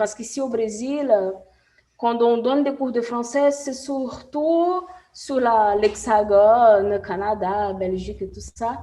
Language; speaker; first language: French; non-native, fluent; Portuguese